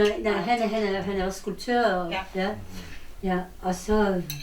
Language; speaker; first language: Danish; non-native, learner; Russian